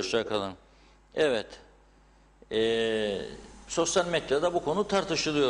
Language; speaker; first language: Turkish; native; Turkish